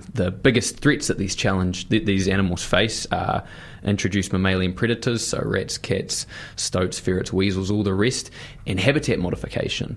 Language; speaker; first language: English; native; English